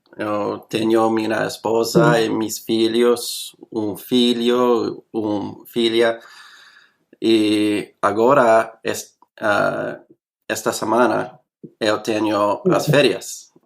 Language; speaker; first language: Portuguese; non-native, learner; English